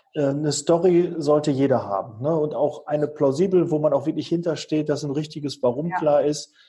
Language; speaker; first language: German; native; German